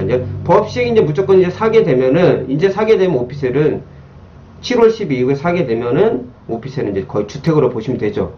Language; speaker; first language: Korean; native; Korean